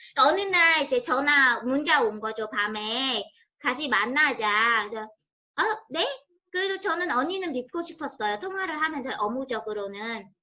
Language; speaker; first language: Korean; non-native, fluent; Vietnamese